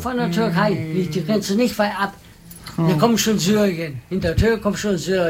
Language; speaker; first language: German; non-native, learner; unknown